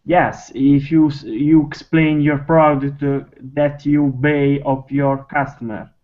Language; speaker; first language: English; non-native, learner; Italian